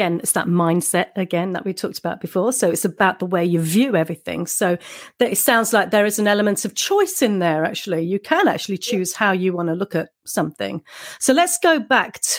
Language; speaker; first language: English; native; English